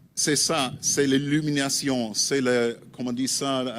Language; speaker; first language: French; non-native, learner; English